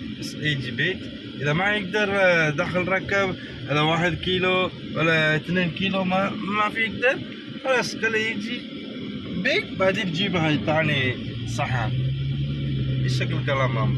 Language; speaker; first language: Arabic; non-native, learner; Tamil